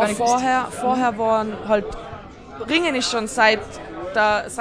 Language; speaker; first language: German; native; German